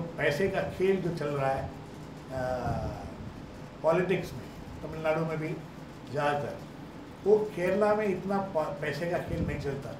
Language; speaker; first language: Hindi; non-native, local second language; Kannada